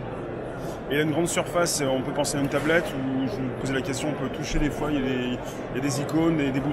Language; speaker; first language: French; native; French